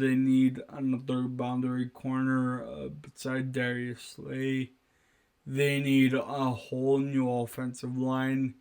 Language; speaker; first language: English; native; English